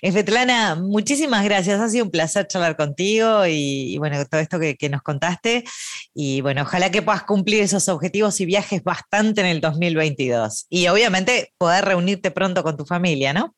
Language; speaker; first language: Spanish; native; Spanish